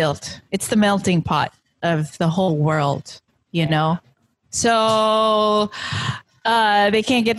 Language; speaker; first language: English; native; English